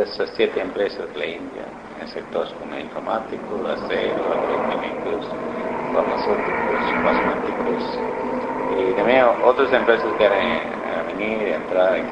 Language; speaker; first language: Spanish; non-native, learner; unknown